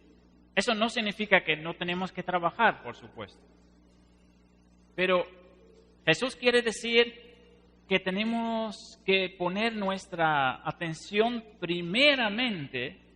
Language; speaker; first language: Spanish; non-native, fluent; Dutch